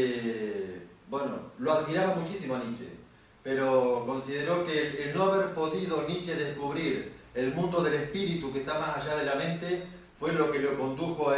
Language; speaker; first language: Spanish; native; Spanish